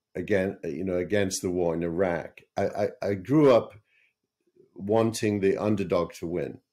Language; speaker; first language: English; native; English